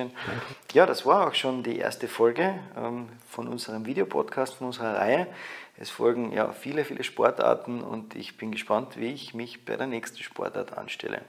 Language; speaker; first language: German; native; German